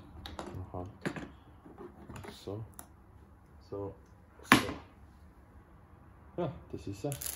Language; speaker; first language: German; native; German